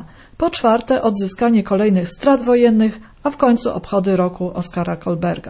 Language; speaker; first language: Polish; native; Polish